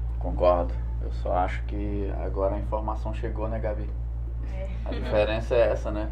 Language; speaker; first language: Portuguese; native; Portuguese